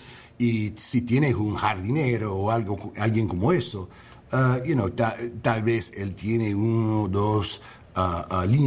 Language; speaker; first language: Spanish; non-native, learner; English